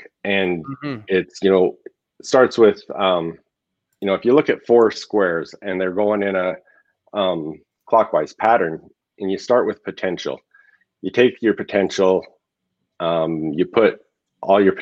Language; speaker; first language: English; native; English